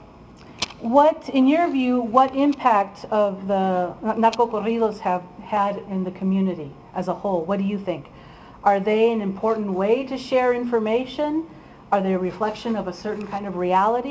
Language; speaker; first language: English; early bilingual, other home language; Spanish